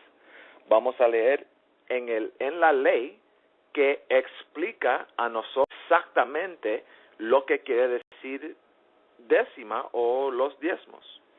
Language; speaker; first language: Spanish; early bilingual, heritage; English